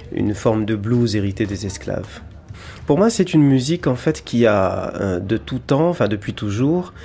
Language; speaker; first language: French; native; French